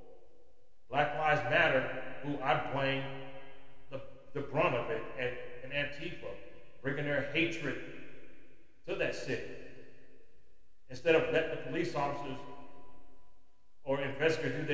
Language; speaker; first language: English; native; English